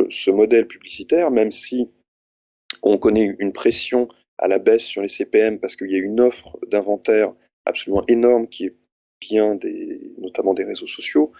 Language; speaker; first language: French; native; French